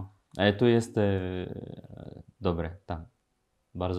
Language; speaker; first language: Polish; non-native, learner; Arabic